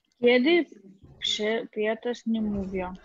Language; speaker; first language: Polish; non-native, learner; Russian